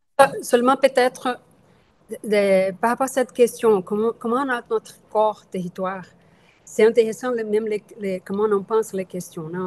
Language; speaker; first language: French; non-native, fluent; Portuguese